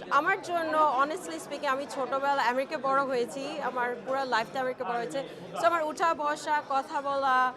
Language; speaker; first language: Bangla; early bilingual, heritage; Bangla